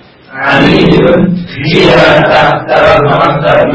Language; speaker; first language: Arabic; non-native, learner; Indonesian